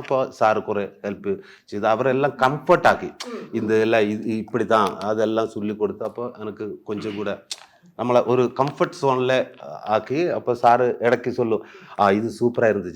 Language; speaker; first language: Tamil; non-native, learner; Malayalam